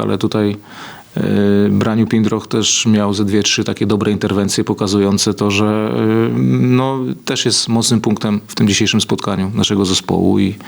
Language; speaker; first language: Polish; native; Polish